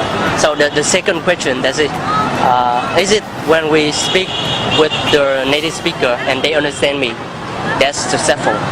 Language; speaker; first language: English; non-native, learner; Vietnamese